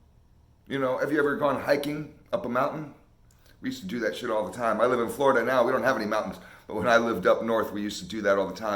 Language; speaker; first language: English; native; English